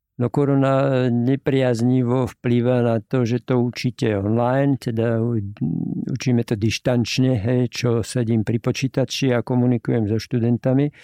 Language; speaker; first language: Slovak; native; Slovak